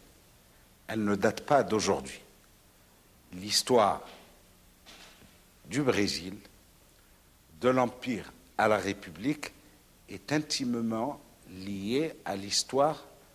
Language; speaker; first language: French; non-native, local second language; Arabic